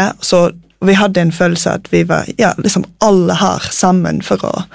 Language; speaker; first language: Norwegian; non-native, fluent; English